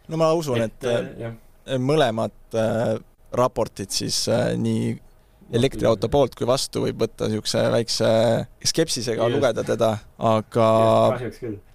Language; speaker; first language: Estonian; native; Estonian